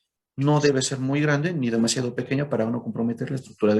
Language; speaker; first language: Spanish; native; Spanish